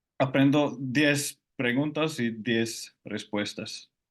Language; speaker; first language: Spanish; non-native, fluent; Finnish